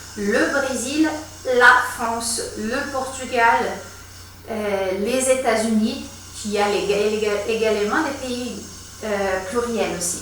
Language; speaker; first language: French; non-native, fluent; Portuguese